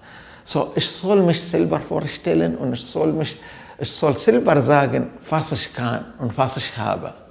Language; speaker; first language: German; non-native, fluent; Arabic